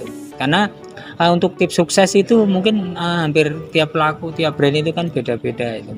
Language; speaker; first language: Indonesian; native; Indonesian